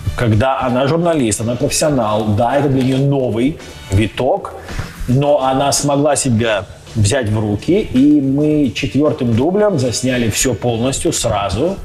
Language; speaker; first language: Russian; native; Russian